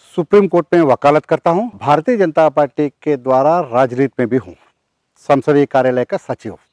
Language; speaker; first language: Hindi; non-native, local second language; Telugu